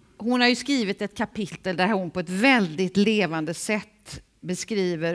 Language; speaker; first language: Swedish; native; Swedish